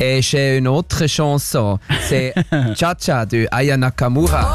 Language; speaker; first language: French; non-native, learner; German